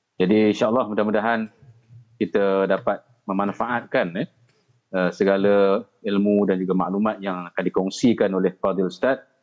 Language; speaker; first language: Malay; native; Malay